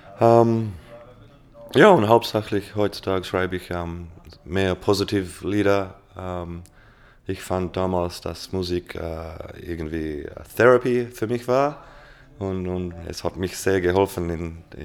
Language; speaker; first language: German; non-native, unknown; English